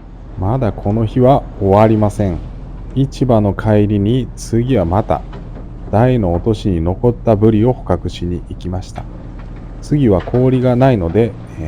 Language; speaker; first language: Japanese; native; Japanese